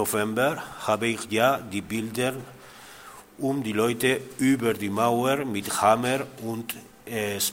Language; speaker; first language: German; non-native, learner; Spanish